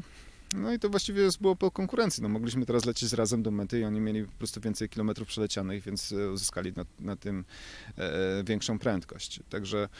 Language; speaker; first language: Polish; native; Polish